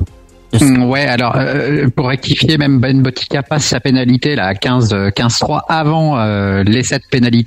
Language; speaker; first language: French; native; French